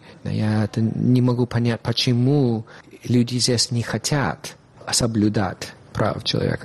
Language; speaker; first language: Russian; non-native, fluent; English